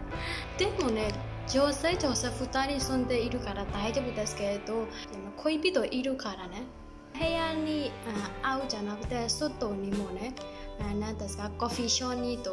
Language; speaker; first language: Japanese; non-native, learner; Burmese